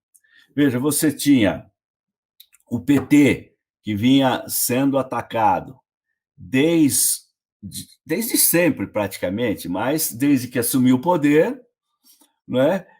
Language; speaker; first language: Portuguese; native; Portuguese